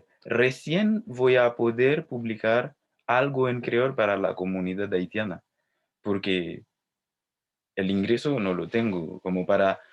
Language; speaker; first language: Spanish; non-native, fluent; Haitian Creole